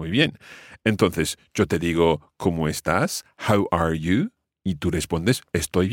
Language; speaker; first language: Spanish; non-native, fluent; English